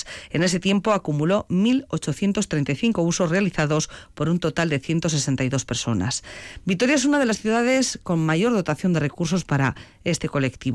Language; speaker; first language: Spanish; native; Spanish